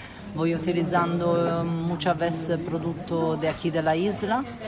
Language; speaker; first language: Spanish; non-native, fluent; Italian